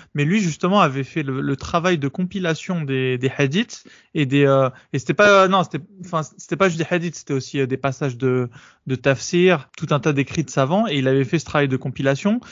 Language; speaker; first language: French; native; French